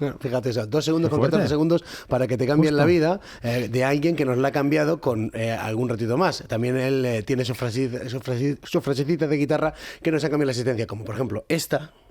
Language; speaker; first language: Spanish; native; Spanish